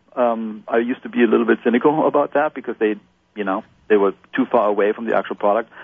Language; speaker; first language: English; non-native, fluent; German